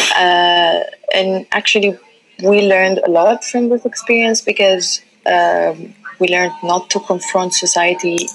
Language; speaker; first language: English; non-native, fluent; Central Atlas Tamazight